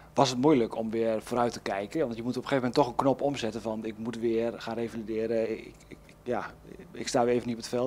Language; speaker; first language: Dutch; native; Dutch